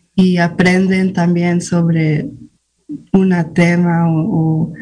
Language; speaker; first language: Spanish; early bilingual, heritage; Spanish